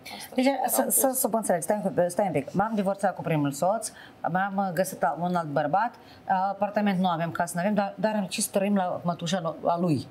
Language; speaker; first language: Romanian; native; Romanian